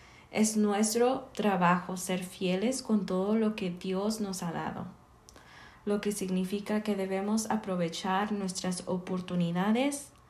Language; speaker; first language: Spanish; early bilingual, heritage; Spanish